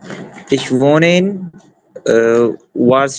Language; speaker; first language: German; non-native, learner; Urdu